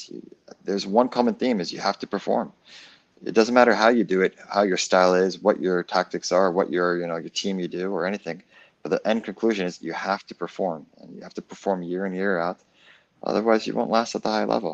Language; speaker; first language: English; native; English